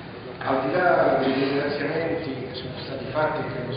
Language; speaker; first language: Italian; native; Italian